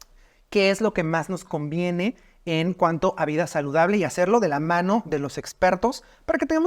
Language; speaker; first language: Spanish; native; Spanish